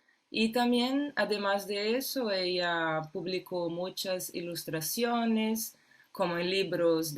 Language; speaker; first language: Spanish; non-native, fluent; Portuguese